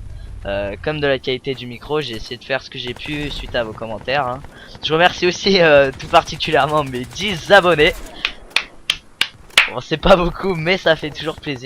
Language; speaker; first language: French; native; French